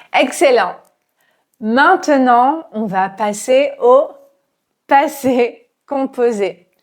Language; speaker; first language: French; native; French